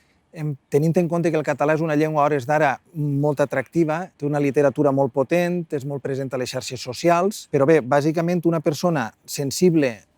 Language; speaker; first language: Catalan; native; Catalan